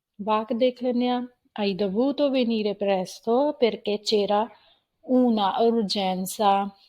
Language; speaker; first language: Italian; non-native, fluent; Punjabi